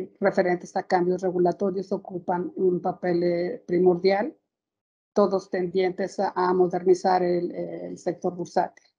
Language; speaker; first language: Spanish; native; Spanish